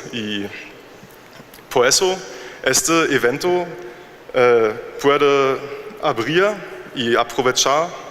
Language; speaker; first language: Spanish; non-native, learner; German